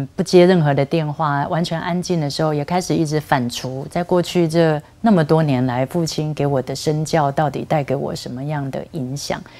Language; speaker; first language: Chinese; native; Chinese